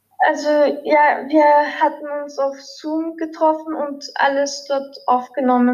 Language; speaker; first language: German; early bilingual, other home language; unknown